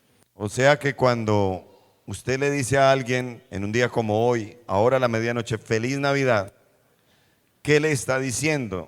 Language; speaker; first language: Spanish; native; Spanish